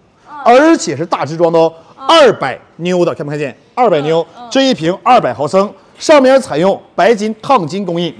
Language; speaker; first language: Chinese; native; Chinese